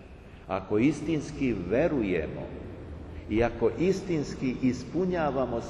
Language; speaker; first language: Serbian; native; Serbian